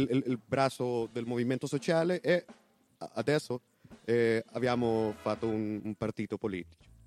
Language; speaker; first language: Italian; non-native, learner; Spanish